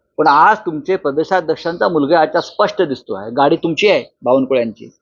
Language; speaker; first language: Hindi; non-native, local second language; Marathi